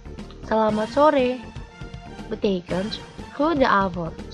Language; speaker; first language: Dutch; non-native, fluent; Indonesian